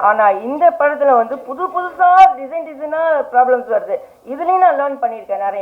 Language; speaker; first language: Tamil; non-native, learner; English